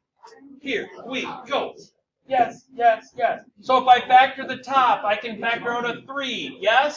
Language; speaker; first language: English; native; English